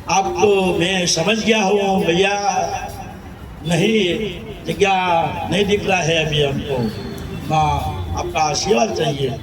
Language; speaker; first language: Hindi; non-native, local second language; Gujarati